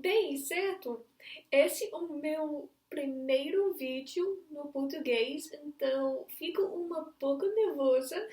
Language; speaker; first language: Portuguese; non-native, learner; English